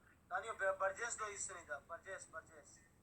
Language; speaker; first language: Korean; non-native, learner; Hindi